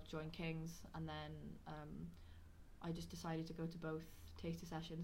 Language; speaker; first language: English; native; English